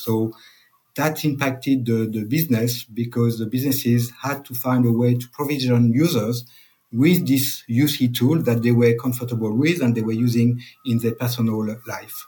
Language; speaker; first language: English; non-native, fluent; French